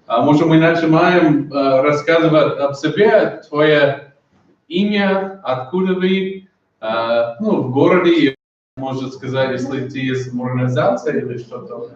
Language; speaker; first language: Russian; non-native, learner; English